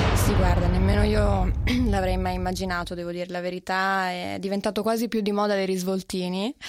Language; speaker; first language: Italian; native; Italian